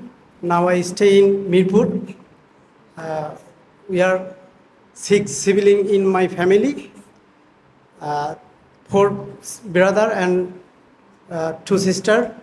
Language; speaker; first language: English; non-native, learner; Bangla